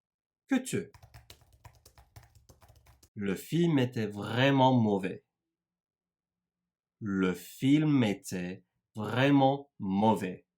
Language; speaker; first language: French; non-native, fluent; Turkish